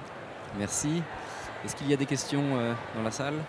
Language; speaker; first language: French; native; French